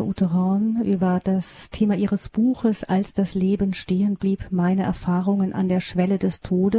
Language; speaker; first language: German; native; German